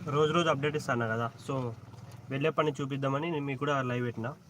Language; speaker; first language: Telugu; non-native, local second language; Lambadi